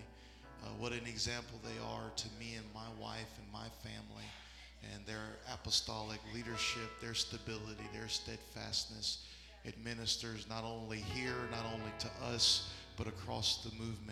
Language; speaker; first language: English; native; English